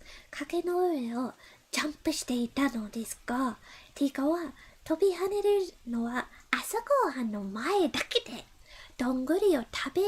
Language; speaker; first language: Japanese; non-native, learner; English